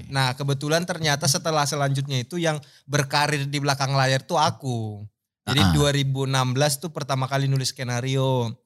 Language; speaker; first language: Indonesian; native; Indonesian